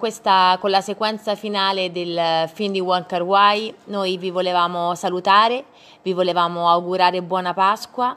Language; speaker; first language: Italian; native; Italian